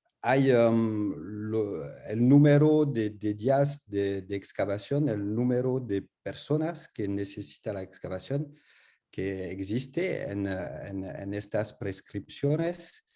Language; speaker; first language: Spanish; non-native, learner; French